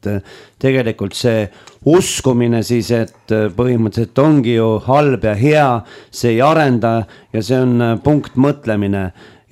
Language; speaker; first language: Estonian; native; Estonian